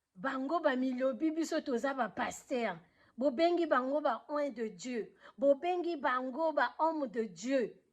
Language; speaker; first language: Lingala; non-native, local second language; Kongo